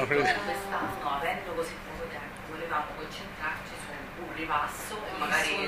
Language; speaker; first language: Italian; native; Italian